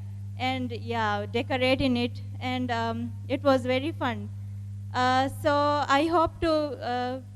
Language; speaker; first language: English; non-native, local second language; Divehi